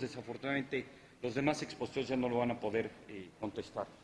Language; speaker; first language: Spanish; native; Spanish